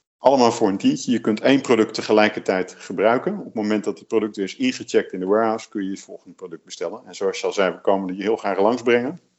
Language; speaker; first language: Dutch; native; Dutch